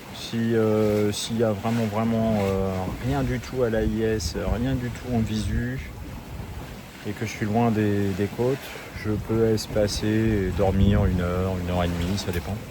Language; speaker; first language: French; native; French